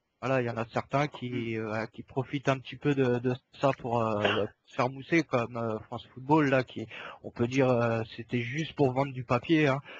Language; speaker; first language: French; native; French